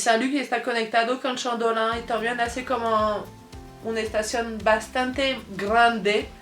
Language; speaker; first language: Spanish; non-native, fluent; French